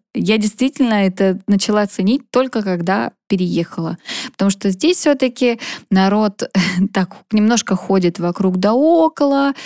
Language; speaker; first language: Russian; native; Russian